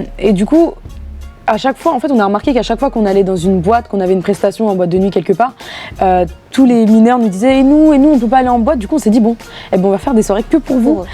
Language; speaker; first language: French; native; French